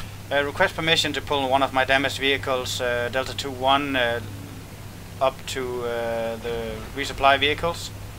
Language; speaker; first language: English; non-native, fluent; Danish